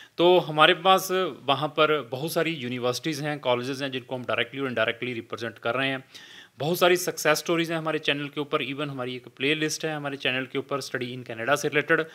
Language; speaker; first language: Hindi; non-native, local second language; Punjabi